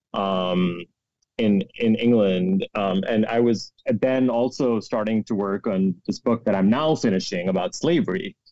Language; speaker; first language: English; non-native, local second language; Urdu